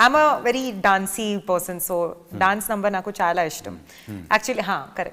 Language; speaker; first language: Telugu; non-native, learner; Punjabi